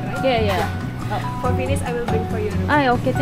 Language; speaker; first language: English; non-native, learner; Indonesian